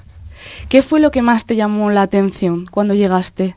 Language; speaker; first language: Spanish; native; Spanish